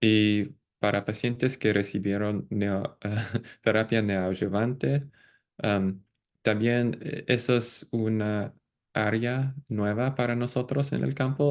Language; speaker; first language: Spanish; non-native, fluent; English